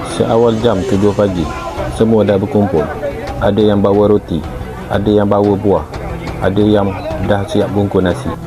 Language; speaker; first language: Malay; native; Malay